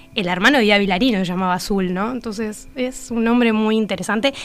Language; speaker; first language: Spanish; native; Spanish